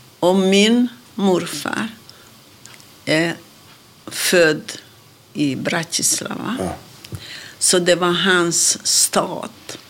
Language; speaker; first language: Swedish; non-native, fluent; Hungarian